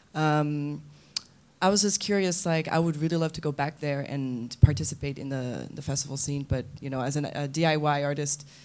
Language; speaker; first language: English; non-native, fluent; Spanish